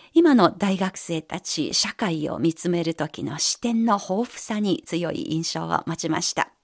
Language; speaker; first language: Japanese; non-native, fluent; Chinese